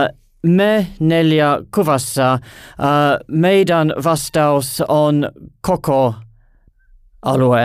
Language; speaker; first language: Finnish; non-native, learner; English